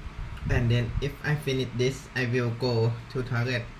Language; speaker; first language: English; non-native, learner; Thai